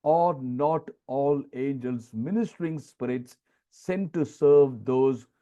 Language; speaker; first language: English; non-native, local second language; Tamil